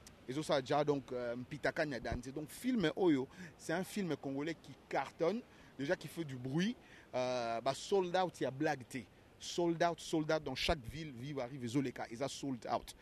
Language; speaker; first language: French; non-native, local second language; Lingala